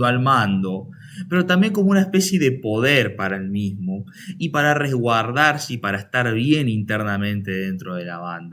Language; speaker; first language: Spanish; native; Spanish